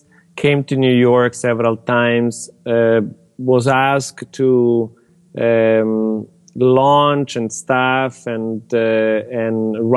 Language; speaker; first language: English; non-native, fluent; Italian